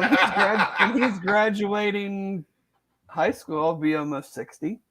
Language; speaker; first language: English; native; English